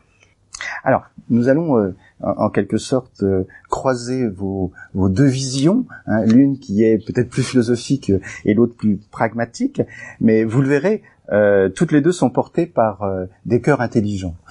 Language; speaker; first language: French; native; French